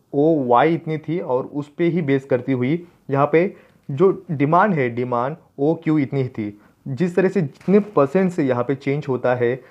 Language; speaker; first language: Hindi; non-native, local second language; Marathi